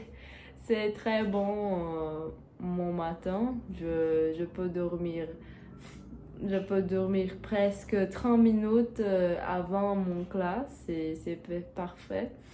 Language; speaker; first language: French; non-native, learner; Portuguese